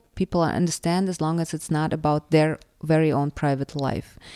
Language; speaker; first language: English; non-native, fluent; Russian